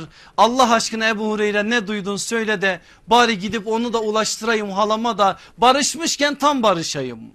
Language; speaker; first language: Turkish; native; Turkish